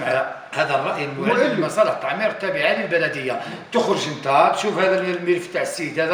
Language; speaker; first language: Arabic; native; Arabic